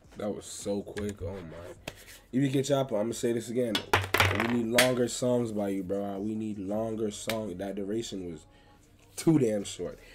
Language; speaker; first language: English; native; English